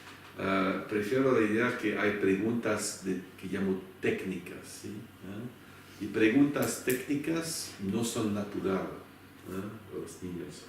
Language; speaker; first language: Spanish; non-native, fluent; French